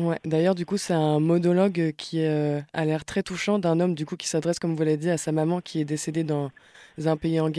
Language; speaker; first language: French; native; French